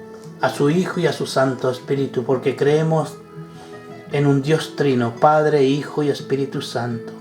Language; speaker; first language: Spanish; native; Spanish